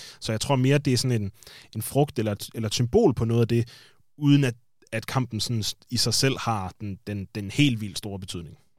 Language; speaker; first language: Danish; native; Danish